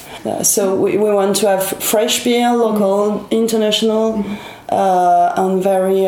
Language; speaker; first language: English; non-native, learner; French